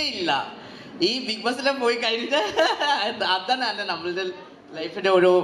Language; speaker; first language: Malayalam; non-native, learner; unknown